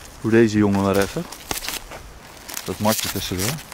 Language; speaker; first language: Dutch; native; Dutch